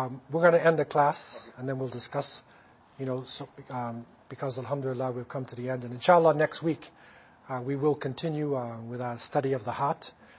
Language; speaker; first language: English; native; English